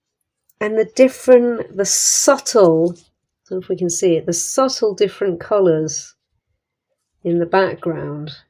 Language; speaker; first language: English; native; English